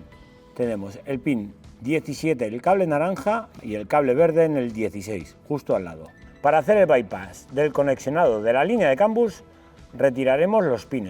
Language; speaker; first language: Spanish; native; Spanish